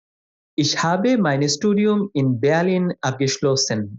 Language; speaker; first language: German; non-native, fluent; Bangla